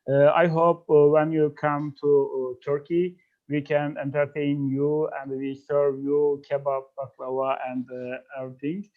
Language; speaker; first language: English; non-native, fluent; Turkish